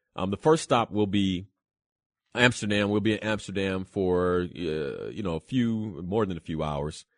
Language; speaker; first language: English; early bilingual, other home language; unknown